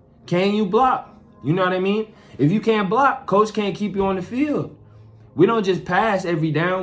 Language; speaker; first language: English; native; English